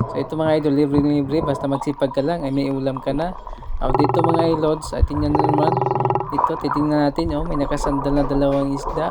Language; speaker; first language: Filipino; non-native, local second language; Cebuano